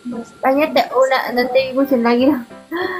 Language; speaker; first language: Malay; non-native, learner; Vietnamese